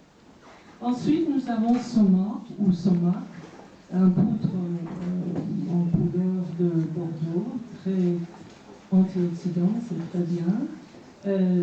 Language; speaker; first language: French; non-native, fluent; Persian